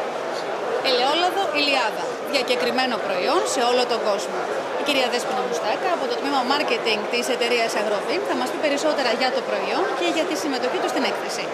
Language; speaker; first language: Greek; native; Greek